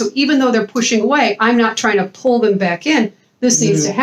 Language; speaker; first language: English; native; English